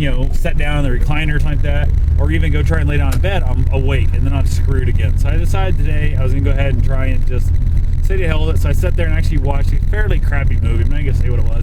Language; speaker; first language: English; native; English